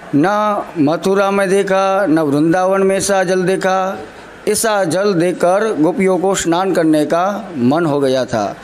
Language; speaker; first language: Hindi; non-native, local second language; Gujarati